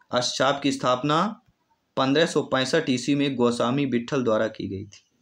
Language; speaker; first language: Hindi; native; Hindi